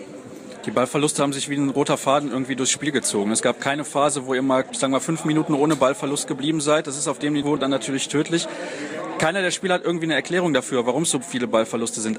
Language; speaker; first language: German; native; German